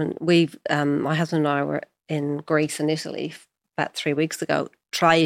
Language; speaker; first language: English; native; English